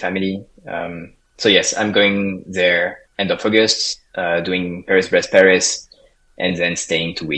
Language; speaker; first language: English; non-native, fluent; French